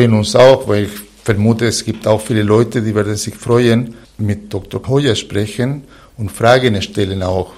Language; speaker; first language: German; non-native, fluent; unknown